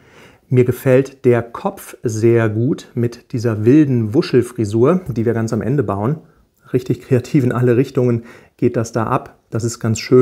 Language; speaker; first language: German; native; German